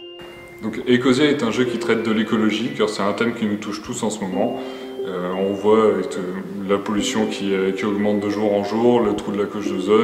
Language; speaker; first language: French; native; French